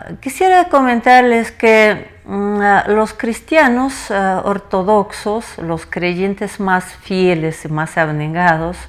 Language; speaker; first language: Spanish; non-native, fluent; Russian